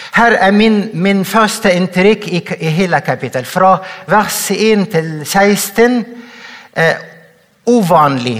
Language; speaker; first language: Norwegian; non-native, fluent; Arabic